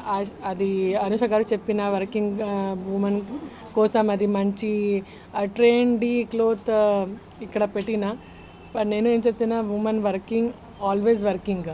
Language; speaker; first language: Telugu; non-native, learner; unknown